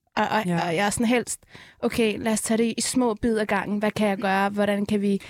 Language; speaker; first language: Danish; early bilingual, other home language; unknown